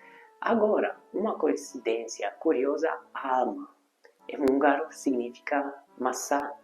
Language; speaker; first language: Portuguese; non-native, fluent; Hungarian